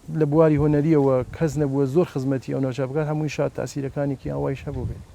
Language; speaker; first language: Central Kurdish; non-native, local second language; Southern Kurdish